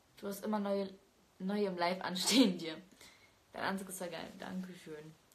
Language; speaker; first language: German; early bilingual, other home language; Turkish